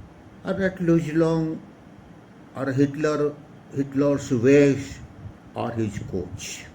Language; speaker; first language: English; non-native, local second language; Odia